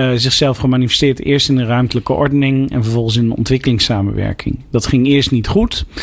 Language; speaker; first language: Dutch; native; Dutch